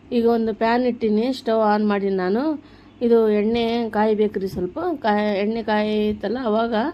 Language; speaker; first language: Kannada; native; Kannada